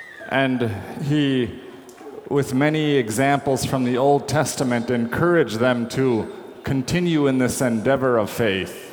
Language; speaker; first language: English; native; English